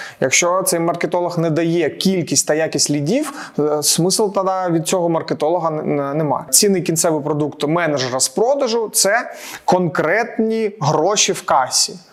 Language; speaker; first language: Ukrainian; non-native, local second language; Russian